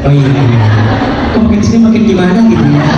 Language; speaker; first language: Indonesian; native; Indonesian